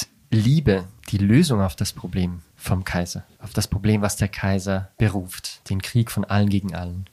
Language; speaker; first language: German; native; German